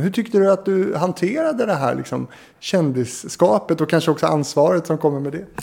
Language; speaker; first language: Swedish; native; Swedish